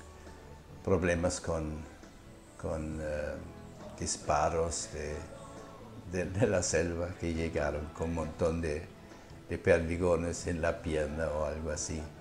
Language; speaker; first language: Spanish; non-native, fluent; German